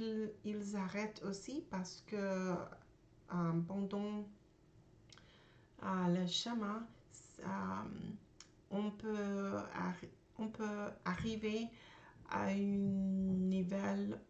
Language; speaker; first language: French; non-native, learner; English